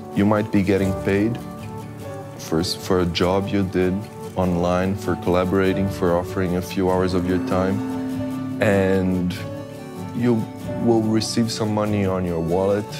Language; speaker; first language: English; non-native, fluent; Portuguese